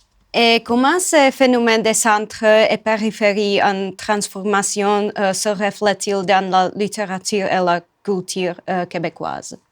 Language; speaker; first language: French; non-native, fluent; Czech